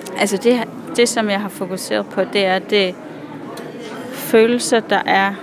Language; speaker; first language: Danish; non-native, local second language; Kalaallisut